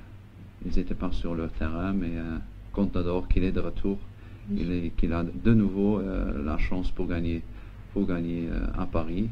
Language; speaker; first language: French; non-native, local second language; Luxembourgish